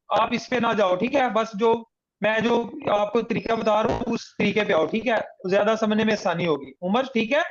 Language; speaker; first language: Urdu; non-native, local second language; Punjabi